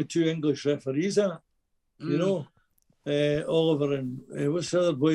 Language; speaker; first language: English; native; English